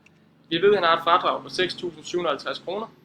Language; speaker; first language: Danish; native; Danish